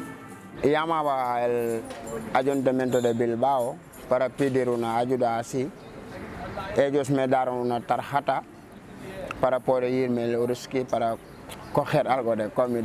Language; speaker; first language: Spanish; non-native, learner; Wolof